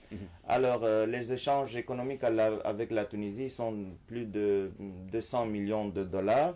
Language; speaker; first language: French; non-native, fluent; Romanian